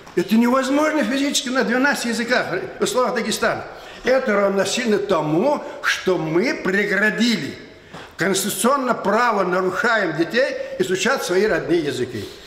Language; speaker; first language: Russian; non-native, local second language; Lezghian